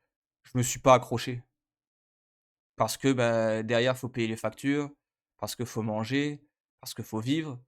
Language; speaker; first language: French; native; French